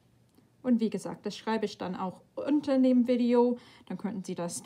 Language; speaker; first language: German; non-native, fluent; English